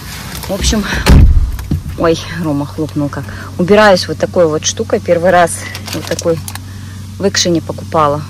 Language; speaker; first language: Russian; native; Russian